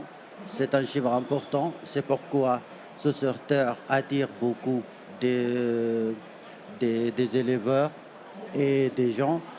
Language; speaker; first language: French; non-native, fluent; Arabic